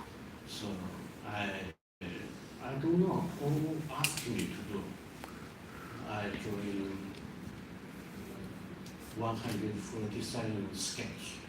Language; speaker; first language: English; non-native, learner; Chinese